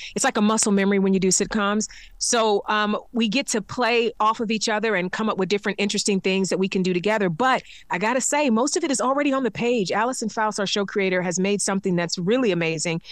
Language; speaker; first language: English; native; English